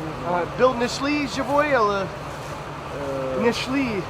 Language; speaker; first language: Russian; non-native, learner; English